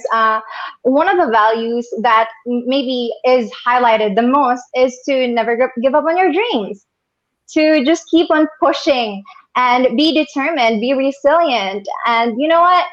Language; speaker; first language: English; non-native, local second language; Bikol